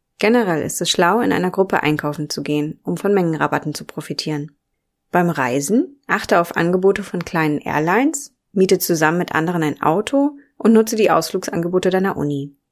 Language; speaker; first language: German; native; German